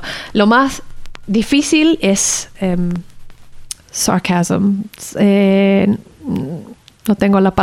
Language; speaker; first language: Spanish; non-native, learner; English